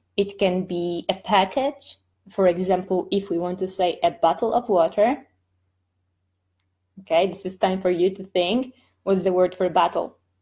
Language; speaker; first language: English; non-native, fluent; Polish